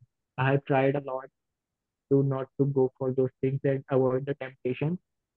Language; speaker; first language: English; non-native, local second language; Hindi